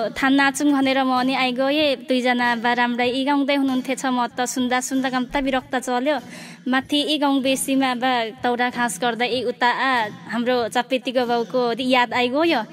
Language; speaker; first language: Nepali; non-native, local second language; Limbu